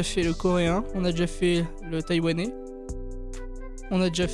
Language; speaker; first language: French; native; French